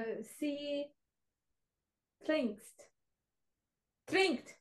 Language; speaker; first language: German; non-native, learner; English